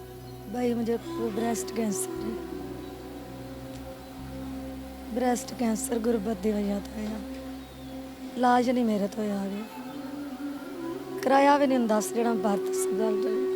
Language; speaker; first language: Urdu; non-native, local second language; Punjabi